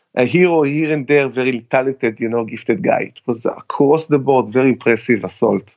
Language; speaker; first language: English; non-native, fluent; Hebrew